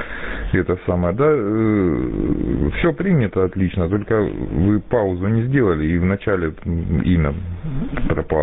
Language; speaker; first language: Russian; native; Russian